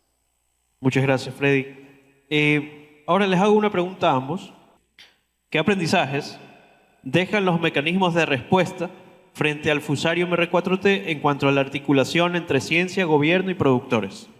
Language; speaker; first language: Spanish; native; Spanish